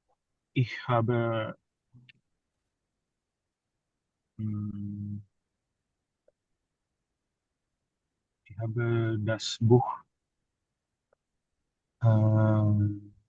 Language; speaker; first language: German; non-native, learner; Indonesian